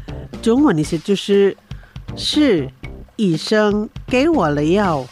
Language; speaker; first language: Chinese; non-native, learner; Indonesian